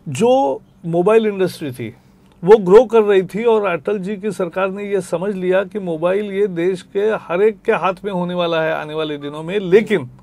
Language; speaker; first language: Hindi; native; Hindi